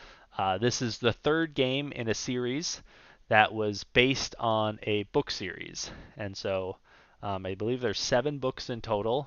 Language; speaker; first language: English; native; English